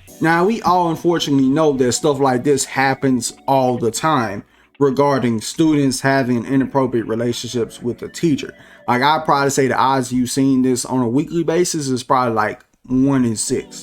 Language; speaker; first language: English; native; English